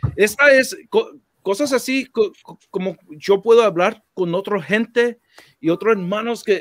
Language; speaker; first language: Spanish; non-native, learner; English